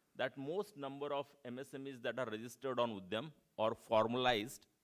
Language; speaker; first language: English; non-native, local second language; Marathi